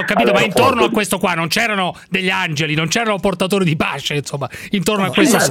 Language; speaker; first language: Italian; native; Italian